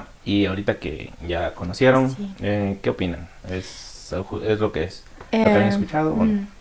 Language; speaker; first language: Spanish; native; Spanish